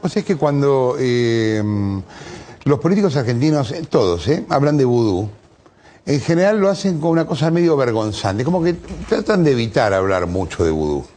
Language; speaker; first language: Spanish; native; Spanish